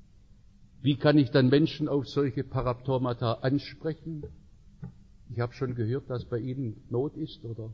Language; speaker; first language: German; native; German